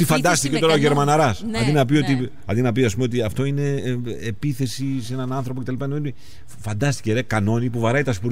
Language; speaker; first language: Greek; native; Greek